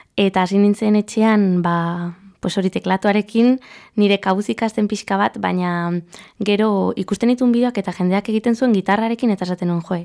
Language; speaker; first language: Basque; non-native, local second language; Spanish